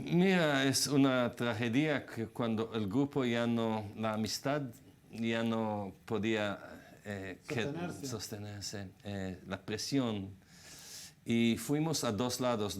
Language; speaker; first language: Spanish; non-native, fluent; Hebrew